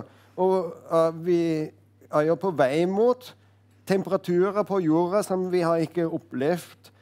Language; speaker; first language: Norwegian; non-native, fluent; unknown